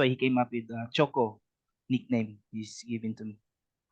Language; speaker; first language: English; non-native, learner; Cebuano